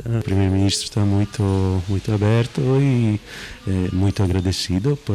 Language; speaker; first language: Portuguese; non-native, fluent; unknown